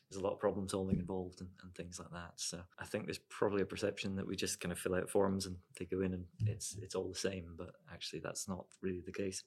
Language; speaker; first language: English; native; English